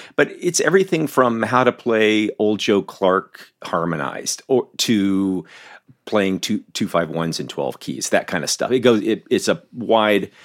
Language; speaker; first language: English; native; English